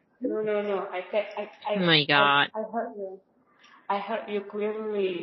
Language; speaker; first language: English; non-native, learner; Indonesian